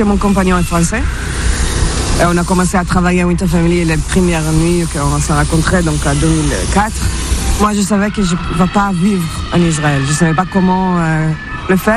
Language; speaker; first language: French; non-native, fluent; Hebrew